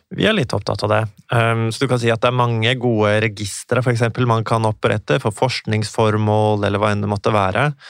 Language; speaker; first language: Norwegian; native; Norwegian